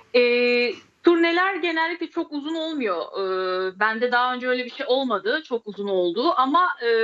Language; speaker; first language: Turkish; early bilingual, other home language; Azerbaijani